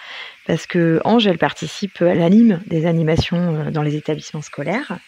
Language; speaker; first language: French; native; French